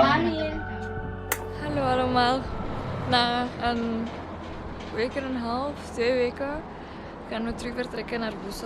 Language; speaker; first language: Dutch; early bilingual, other home language; Romanian